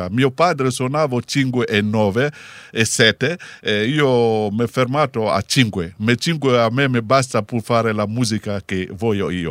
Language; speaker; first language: Italian; non-native, learner; Bambara